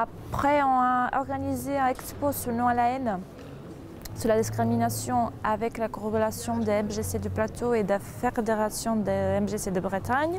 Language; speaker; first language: French; non-native, fluent; Portuguese